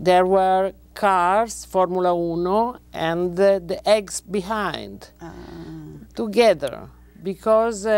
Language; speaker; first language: English; non-native, learner; Italian